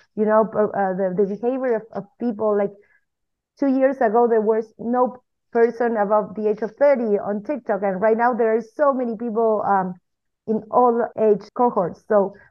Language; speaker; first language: English; non-native, fluent; Spanish